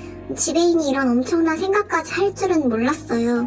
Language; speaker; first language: Korean; native; Korean